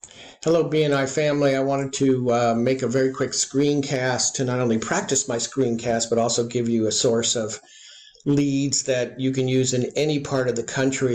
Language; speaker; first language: English; native; English